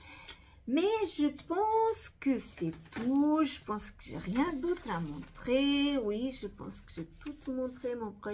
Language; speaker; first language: French; non-native, fluent; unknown